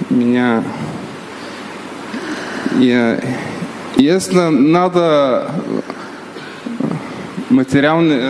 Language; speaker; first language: Russian; non-native, learner; Bulgarian